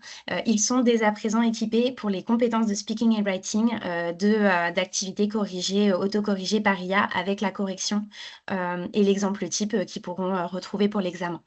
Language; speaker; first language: French; native; French